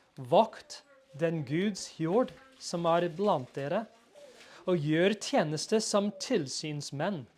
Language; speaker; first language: Norwegian; non-native, fluent; English